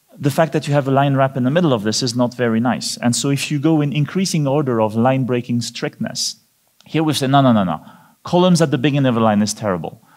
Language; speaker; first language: English; non-native, fluent; French